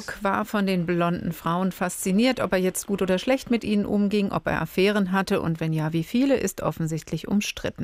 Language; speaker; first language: German; native; German